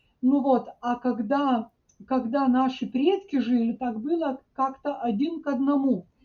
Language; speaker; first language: Russian; non-native, fluent; Lithuanian